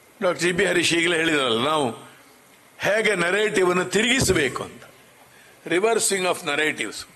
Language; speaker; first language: Kannada; non-native, local second language; Marathi